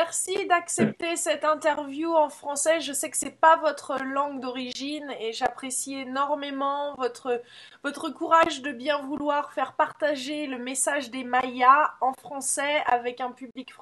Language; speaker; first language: French; native; French